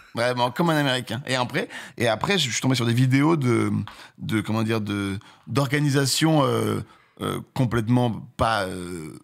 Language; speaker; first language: French; native; French